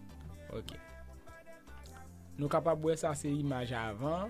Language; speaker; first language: French; non-native, learner; Haitian Creole